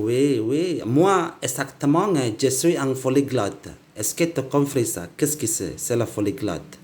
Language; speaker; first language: French; non-native, learner; Indonesian